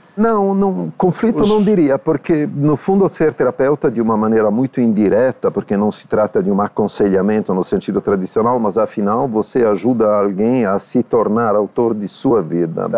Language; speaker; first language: Portuguese; non-native, fluent; Italian